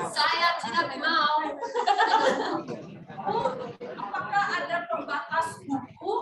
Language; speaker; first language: Indonesian; non-native, learner; English